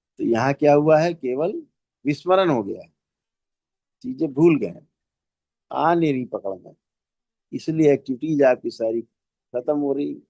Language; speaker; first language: Hindi; native; Hindi